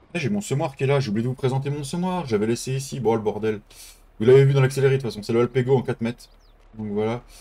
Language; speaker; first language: French; native; French